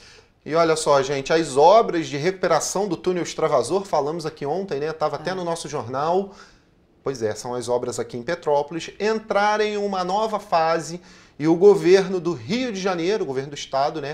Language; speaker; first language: Portuguese; native; Portuguese